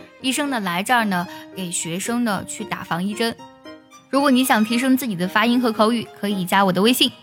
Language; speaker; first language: Chinese; native; Chinese